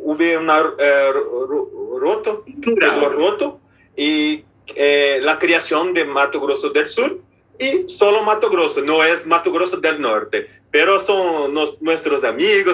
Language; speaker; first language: Spanish; non-native, fluent; Portuguese